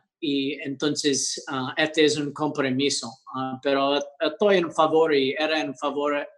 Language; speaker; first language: Spanish; early bilingual, heritage; English